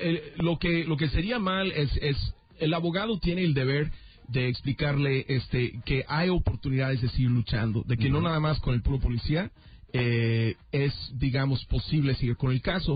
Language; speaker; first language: Spanish; native; Spanish